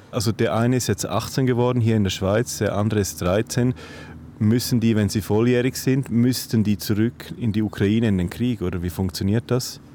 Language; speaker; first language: German; native; German